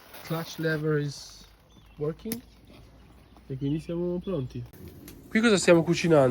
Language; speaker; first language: Italian; native; Italian